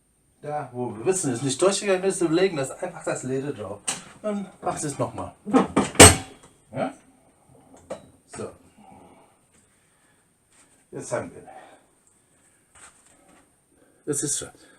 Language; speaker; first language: German; non-native, fluent; English